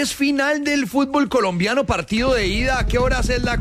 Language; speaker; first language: Spanish; native; Spanish